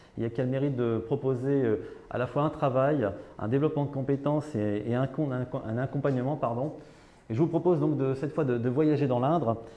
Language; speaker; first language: French; native; French